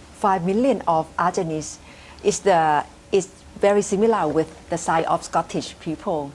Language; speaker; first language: English; non-native, fluent; Thai